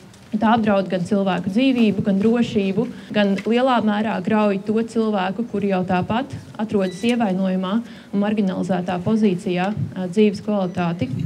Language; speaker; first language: Latvian; native; Latvian